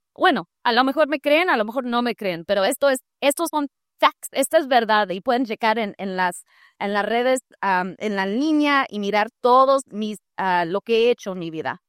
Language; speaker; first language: Spanish; early bilingual, heritage; Spanish